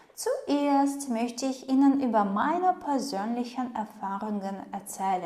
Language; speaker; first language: German; non-native, fluent; Ukrainian